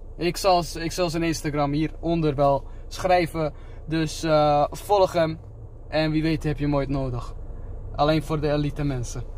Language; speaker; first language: Dutch; early bilingual, other home language; Turkish